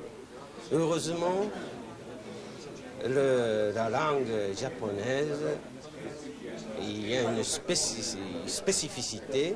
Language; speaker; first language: French; non-native, fluent; Japanese